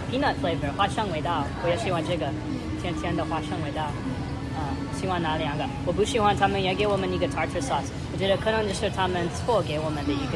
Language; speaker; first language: Chinese; non-native, fluent; English